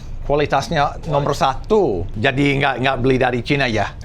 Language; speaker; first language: Indonesian; non-native, fluent; English